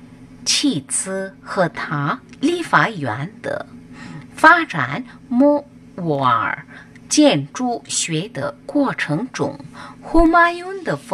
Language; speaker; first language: Chinese; non-native, learner; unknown